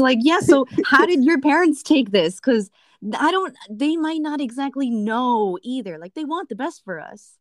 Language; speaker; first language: English; early bilingual, other home language; Spanish